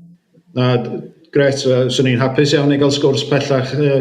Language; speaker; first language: Welsh; native; Welsh